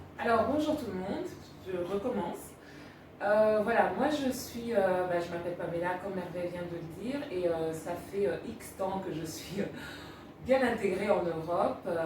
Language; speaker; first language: French; early bilingual, other home language; Lingala